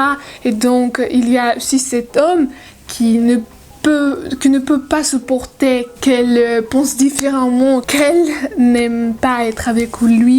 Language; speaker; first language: French; non-native, learner; Russian